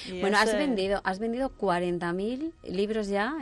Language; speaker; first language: Spanish; native; Spanish